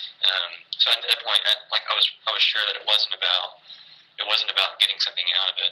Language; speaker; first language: English; native; English